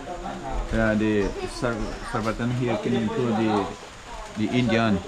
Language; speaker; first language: English; non-native, learner; Portuguese